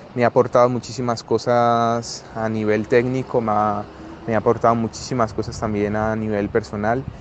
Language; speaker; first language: Spanish; native; Spanish